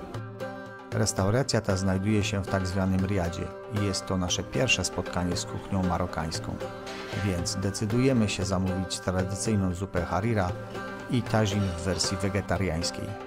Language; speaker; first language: Polish; native; Polish